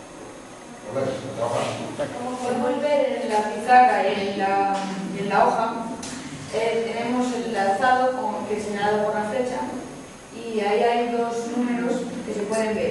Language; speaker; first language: Spanish; native; Spanish